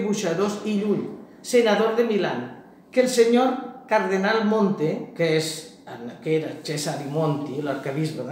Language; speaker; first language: Spanish; non-native, local second language; Catalan